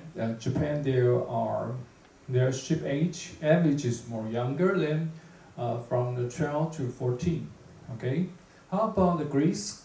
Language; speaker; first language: English; non-native, fluent; Chinese